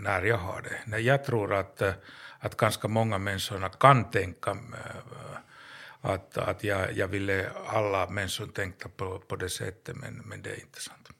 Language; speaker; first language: Swedish; non-native, learner; Finnish